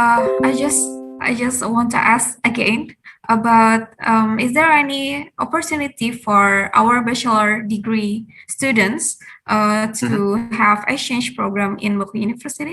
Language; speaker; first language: English; non-native, fluent; Indonesian